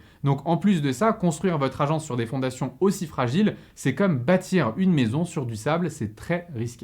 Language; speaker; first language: French; native; French